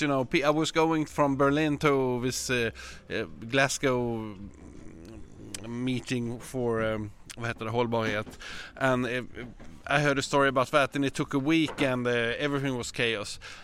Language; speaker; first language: English; non-native, fluent; Swedish